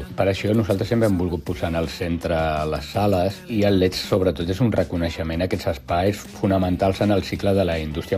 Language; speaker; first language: Catalan; native; Catalan